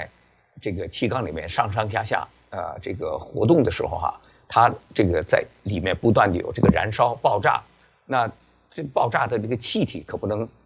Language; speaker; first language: Chinese; native; Chinese